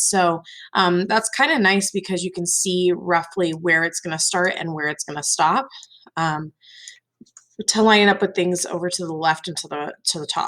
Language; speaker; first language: English; native; English